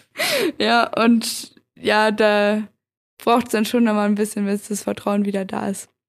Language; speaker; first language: German; native; German